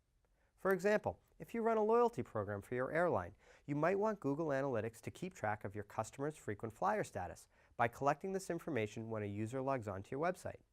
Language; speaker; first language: English; native; English